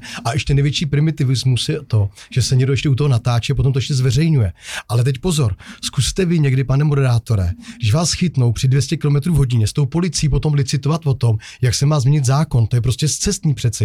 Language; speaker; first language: Czech; native; Czech